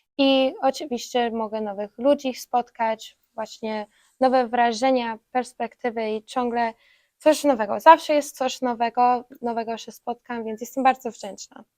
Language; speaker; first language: Polish; early bilingual, heritage; Polish